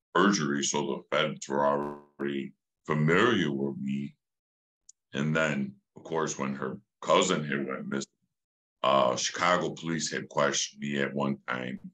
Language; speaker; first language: English; native; English